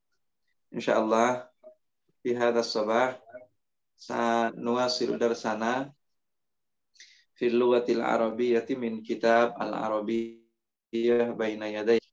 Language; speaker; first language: Arabic; non-native, fluent; Indonesian